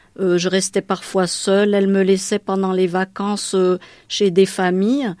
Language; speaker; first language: French; non-native, local second language; Malagasy